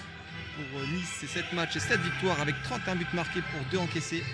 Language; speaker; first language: French; native; French